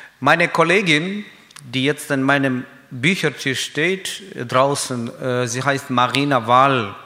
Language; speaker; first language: German; non-native, fluent; Russian